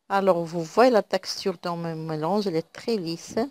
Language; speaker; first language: French; non-native, local second language; Arabic